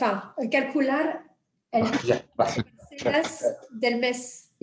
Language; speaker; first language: Spanish; non-native, fluent; French